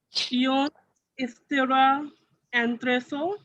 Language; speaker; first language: French; non-native, learner; Hindi